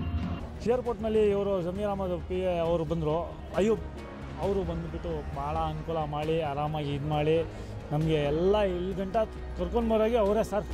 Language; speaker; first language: Kannada; non-native, local second language; Urdu